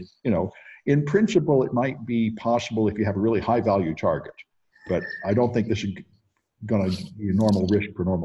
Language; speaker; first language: English; native; English